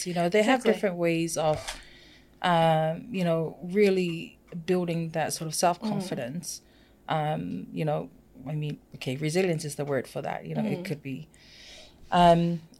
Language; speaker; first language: English; non-native, fluent; Samoan